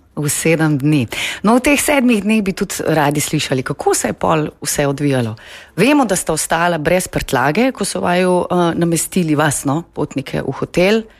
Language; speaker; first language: Slovenian; native; Slovenian